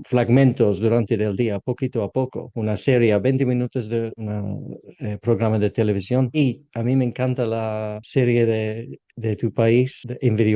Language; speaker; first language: Spanish; non-native, learner; English